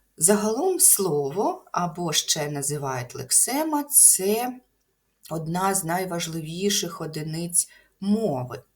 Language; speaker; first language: Ukrainian; native; Ukrainian